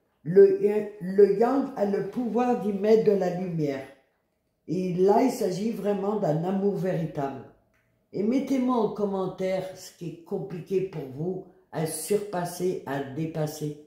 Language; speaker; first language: French; native; French